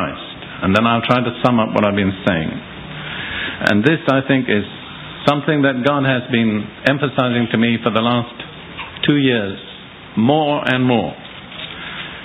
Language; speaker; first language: English; native; English